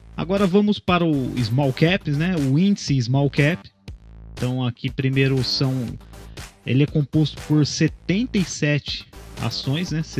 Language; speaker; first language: Portuguese; native; Portuguese